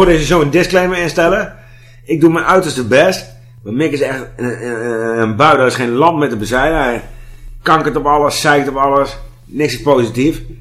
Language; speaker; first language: Dutch; native; Dutch